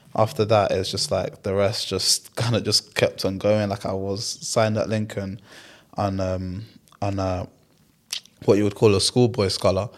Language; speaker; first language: English; early bilingual, other home language; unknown